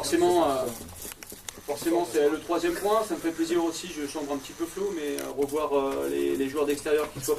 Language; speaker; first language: French; native; French